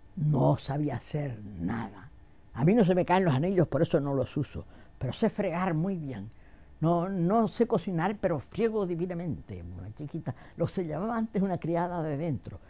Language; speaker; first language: Spanish; native; Spanish